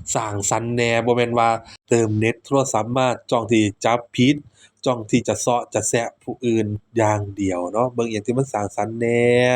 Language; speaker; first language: Thai; native; Thai